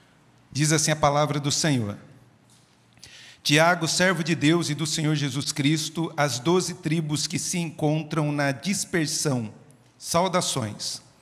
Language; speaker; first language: Portuguese; native; Portuguese